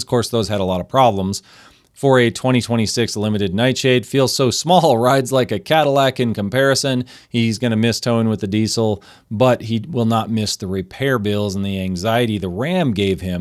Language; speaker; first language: English; native; English